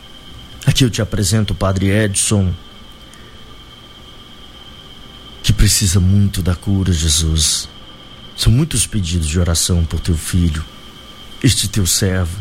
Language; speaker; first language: Portuguese; native; Portuguese